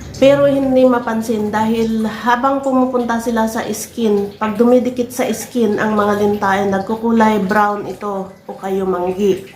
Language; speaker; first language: Filipino; native; Filipino